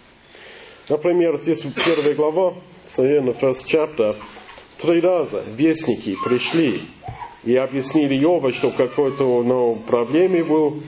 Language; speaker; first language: Russian; non-native, learner; English